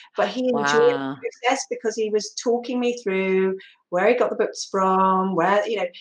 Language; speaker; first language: English; native; English